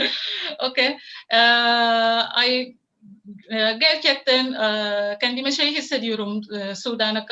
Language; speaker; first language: Turkish; non-native, fluent; Arabic